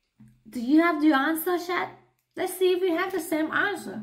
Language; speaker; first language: English; non-native, learner; Thai